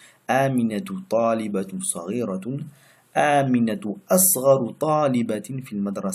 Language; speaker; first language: Arabic; non-native, fluent; French